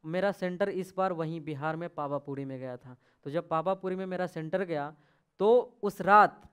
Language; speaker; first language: Hindi; native; Hindi